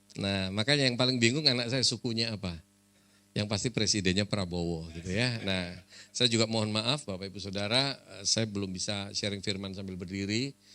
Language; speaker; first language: Indonesian; native; Indonesian